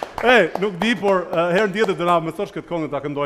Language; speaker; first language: Albanian; native; Albanian